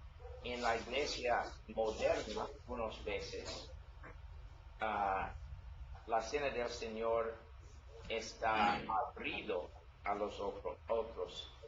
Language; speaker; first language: Spanish; non-native, learner; English